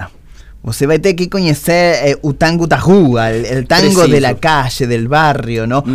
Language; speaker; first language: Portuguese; non-native, learner; Spanish